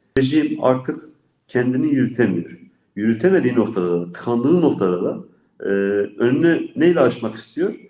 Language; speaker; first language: Turkish; non-native, local second language; Kurdish